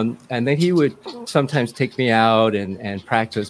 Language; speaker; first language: English; early bilingual, other home language; Cantonese